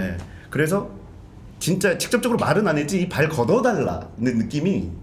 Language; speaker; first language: Korean; native; Korean